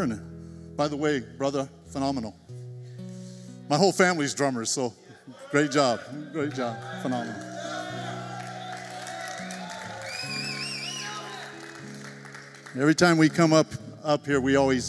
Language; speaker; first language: English; native; English